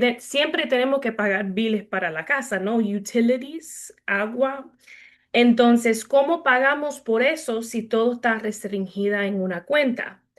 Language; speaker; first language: Spanish; early bilingual, heritage; Spanish